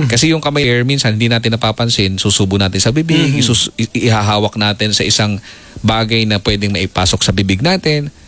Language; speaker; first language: Filipino; non-native, local second language; Cebuano